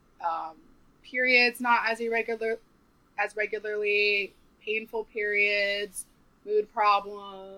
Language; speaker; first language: English; native; English